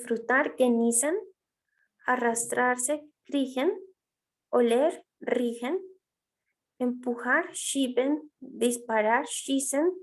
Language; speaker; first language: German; non-native, fluent; Spanish